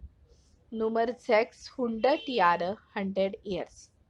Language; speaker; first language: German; non-native, fluent; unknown